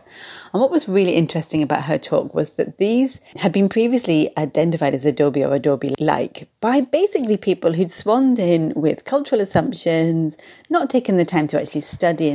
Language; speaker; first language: English; native; English